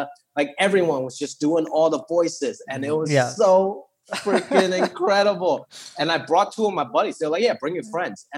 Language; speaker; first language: English; early bilingual, other home language; Cantonese